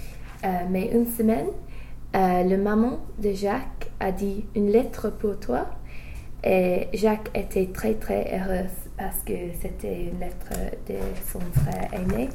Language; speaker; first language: French; non-native, learner; English